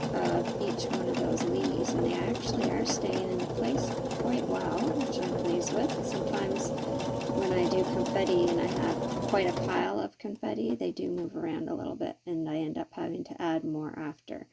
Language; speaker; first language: English; native; English